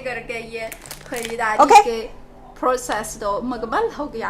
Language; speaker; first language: Urdu; non-native, fluent; Chinese